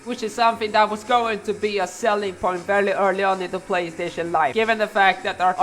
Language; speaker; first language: English; non-native, fluent; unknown